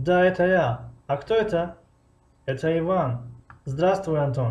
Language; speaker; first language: Russian; non-native, fluent; Tajik